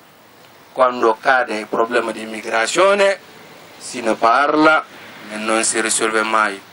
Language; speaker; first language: Italian; non-native, learner; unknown